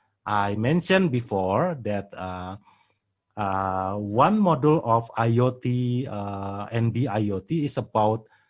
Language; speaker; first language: English; non-native, fluent; Indonesian